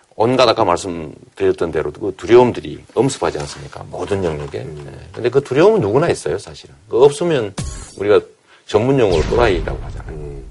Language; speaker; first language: Korean; native; Korean